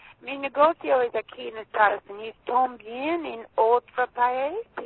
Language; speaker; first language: Spanish; non-native, learner; English